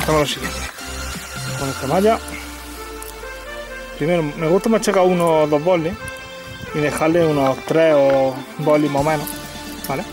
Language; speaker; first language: Spanish; native; Spanish